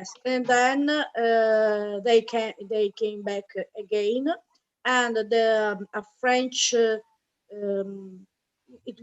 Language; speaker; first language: English; non-native, fluent; Italian